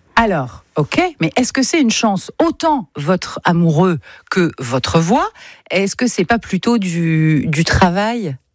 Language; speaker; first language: French; native; French